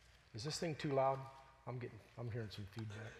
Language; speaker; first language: English; native; English